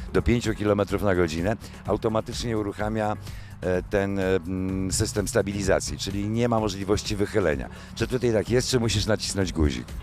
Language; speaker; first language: Polish; native; Polish